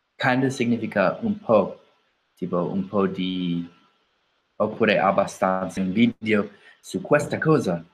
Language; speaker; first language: Italian; non-native, fluent; English